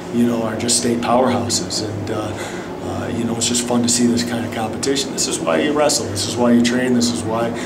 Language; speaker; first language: English; native; English